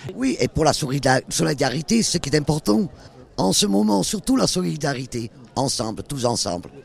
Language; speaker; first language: French; non-native, fluent; Dutch